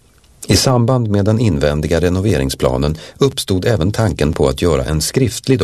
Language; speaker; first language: Swedish; native; Swedish